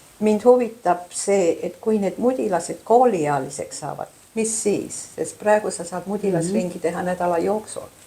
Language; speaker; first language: Estonian; early bilingual, heritage; Estonian